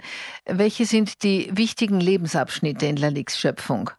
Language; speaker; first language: German; native; German